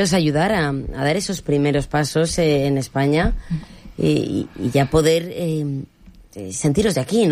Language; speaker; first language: Spanish; native; Spanish